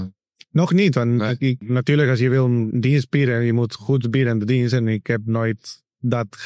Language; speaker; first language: Dutch; non-native, learner; Spanish